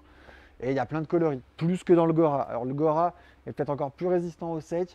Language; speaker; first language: French; native; French